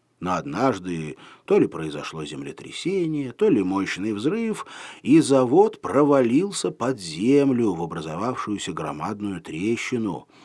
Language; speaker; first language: Russian; native; Russian